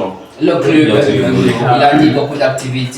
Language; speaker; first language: French; non-native, learner; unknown